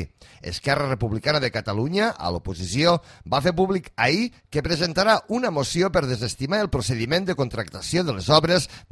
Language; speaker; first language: Catalan; native; Catalan